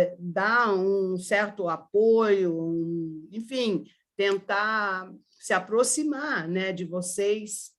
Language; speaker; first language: Portuguese; early bilingual, other home language; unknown